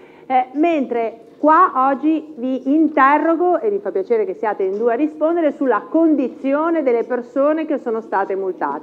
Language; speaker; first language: Italian; native; Italian